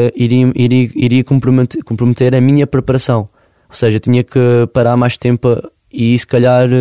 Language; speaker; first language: Portuguese; native; Portuguese